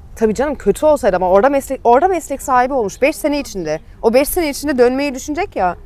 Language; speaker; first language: Turkish; early bilingual, heritage; Turkish